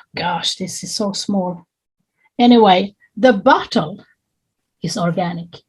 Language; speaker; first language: English; non-native, fluent; Swedish